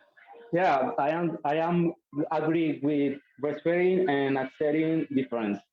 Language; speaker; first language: English; non-native, learner; Spanish